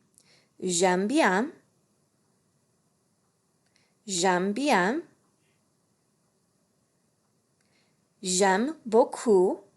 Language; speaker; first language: French; non-native, fluent; English